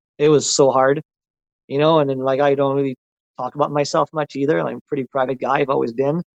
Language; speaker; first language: English; non-native, local second language; French